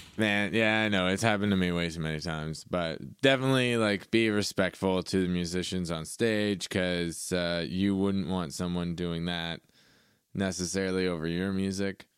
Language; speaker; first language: English; native; English